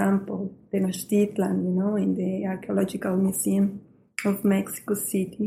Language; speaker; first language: English; non-native, fluent; Spanish